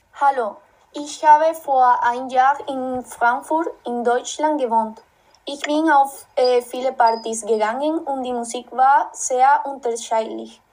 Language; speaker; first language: German; non-native, fluent; Spanish